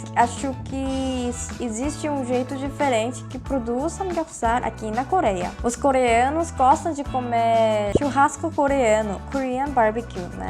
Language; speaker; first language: Portuguese; non-native, fluent; Korean